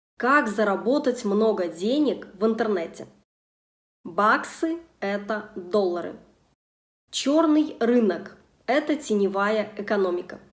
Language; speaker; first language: Russian; native; Russian